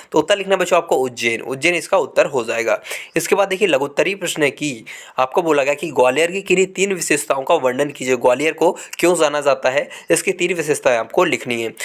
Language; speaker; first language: Hindi; native; Hindi